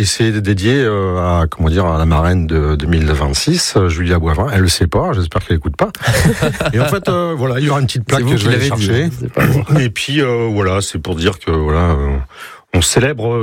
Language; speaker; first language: French; native; French